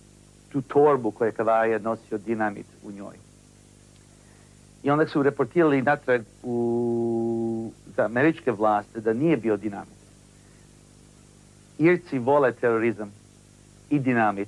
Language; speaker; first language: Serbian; early bilingual, heritage; English